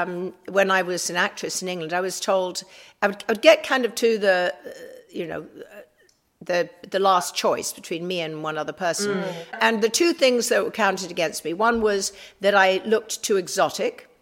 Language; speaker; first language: English; native; English